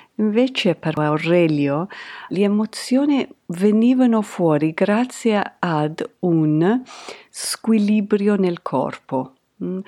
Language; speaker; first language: Italian; non-native, fluent; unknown